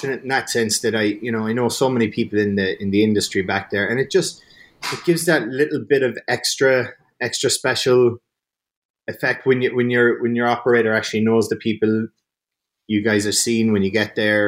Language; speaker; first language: English; native; English